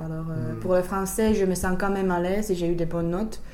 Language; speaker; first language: French; non-native, fluent; Finnish